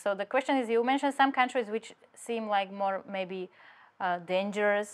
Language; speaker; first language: English; non-native, fluent; Slovak